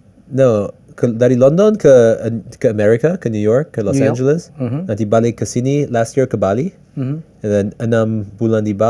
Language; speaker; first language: Indonesian; early bilingual, heritage; English